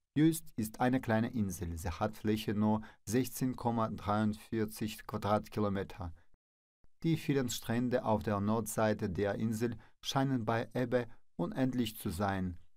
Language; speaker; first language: German; non-native, fluent; Russian